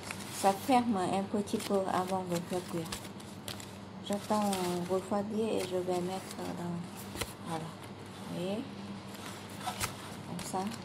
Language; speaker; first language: French; non-native, learner; Vietnamese